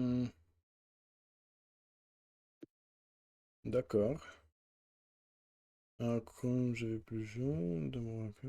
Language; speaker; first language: French; non-native, learner; Russian